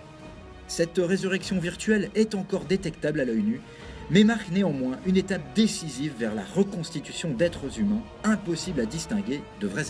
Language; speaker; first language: French; native; French